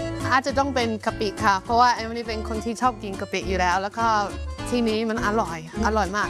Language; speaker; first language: Thai; non-native, fluent; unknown